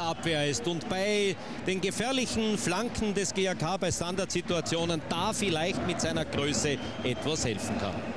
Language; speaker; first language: German; native; German